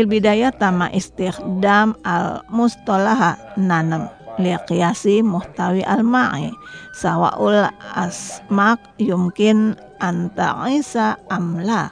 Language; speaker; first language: Arabic; non-native, fluent; Indonesian